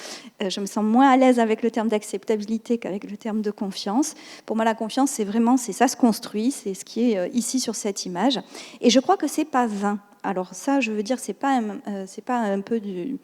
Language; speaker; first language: French; native; French